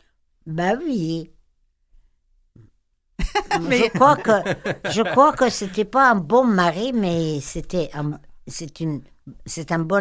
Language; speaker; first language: French; non-native, fluent; Persian